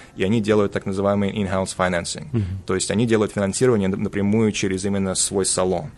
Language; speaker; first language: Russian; early bilingual, heritage; Russian